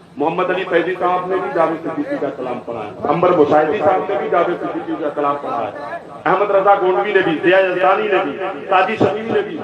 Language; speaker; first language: Urdu; native; Urdu